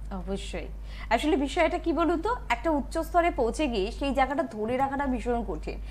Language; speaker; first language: Bangla; native; Bangla